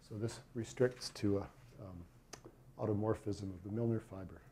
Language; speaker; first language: English; native; English